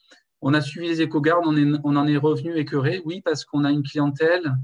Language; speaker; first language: French; native; French